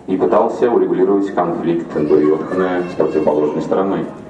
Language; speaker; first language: Russian; native; Russian